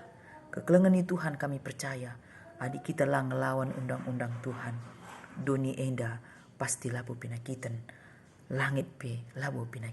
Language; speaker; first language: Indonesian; non-native, local second language; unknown